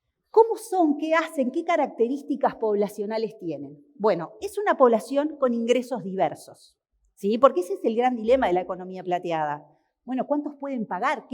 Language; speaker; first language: Spanish; native; Spanish